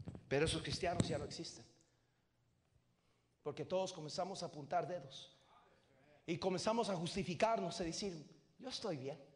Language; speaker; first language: Spanish; native; Spanish